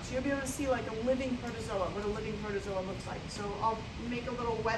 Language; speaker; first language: English; native; English